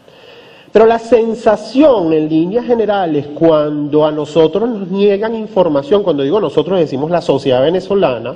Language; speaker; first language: Spanish; native; Spanish